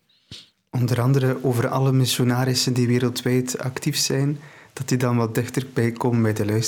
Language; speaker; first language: Dutch; native; Dutch